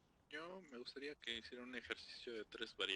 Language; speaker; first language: Spanish; native; Spanish